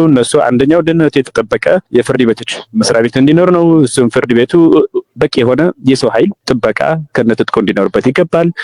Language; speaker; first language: Amharic; non-native, local second language; Tigrinya